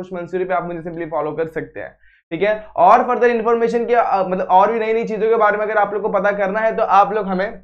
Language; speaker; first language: Hindi; native; Hindi